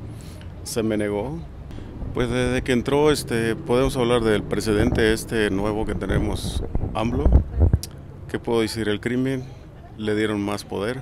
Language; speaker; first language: Spanish; native; Spanish